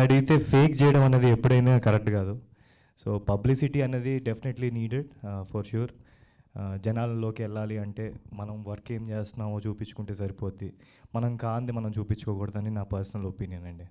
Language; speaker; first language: Telugu; native; Telugu